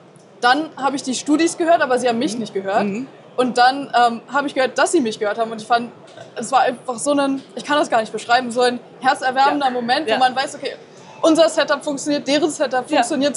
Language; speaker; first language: German; native; German